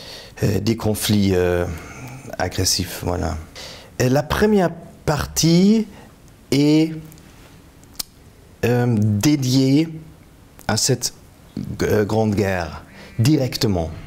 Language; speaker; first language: French; non-native, fluent; German